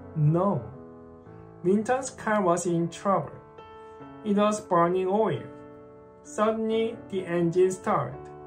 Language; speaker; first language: English; non-native, fluent; Korean